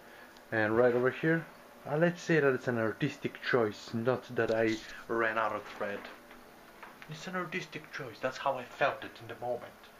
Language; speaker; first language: English; non-native, fluent; Bulgarian